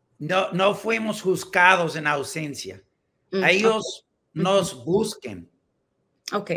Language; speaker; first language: Spanish; non-native, learner; English